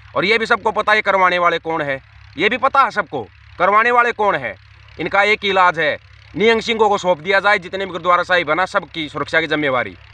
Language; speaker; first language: Hindi; non-native, local second language; Punjabi